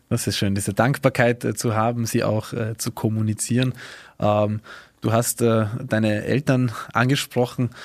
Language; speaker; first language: German; native; German